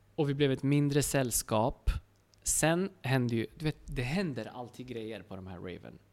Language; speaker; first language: Swedish; early bilingual, other home language; Kurdish